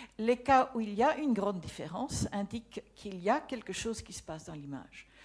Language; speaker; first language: French; non-native, local second language; Dutch